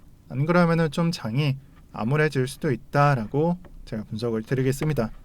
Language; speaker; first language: Korean; native; Korean